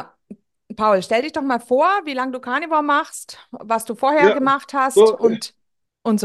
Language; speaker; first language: German; native; German